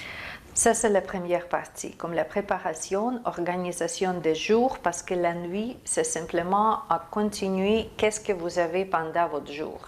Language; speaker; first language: French; non-native, fluent; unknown